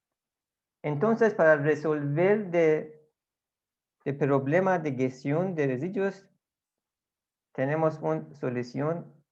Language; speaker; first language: Spanish; non-native, fluent; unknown